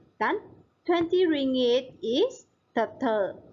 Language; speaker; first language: English; non-native, local second language; Malay